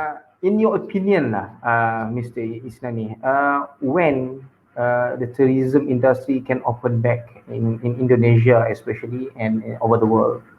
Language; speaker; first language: English; non-native, local second language; Malay